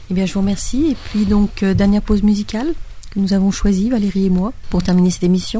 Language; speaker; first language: French; native; French